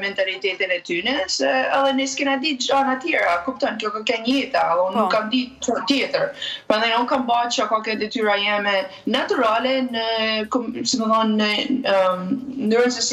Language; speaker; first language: Albanian; native; Albanian